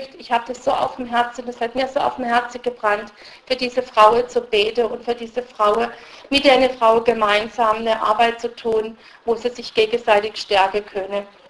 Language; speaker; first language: German; early bilingual, other home language; Russian